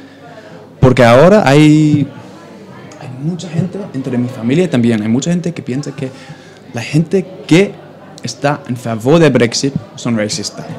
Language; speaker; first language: Spanish; non-native, fluent; English